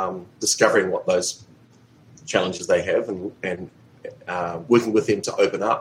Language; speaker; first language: English; native; English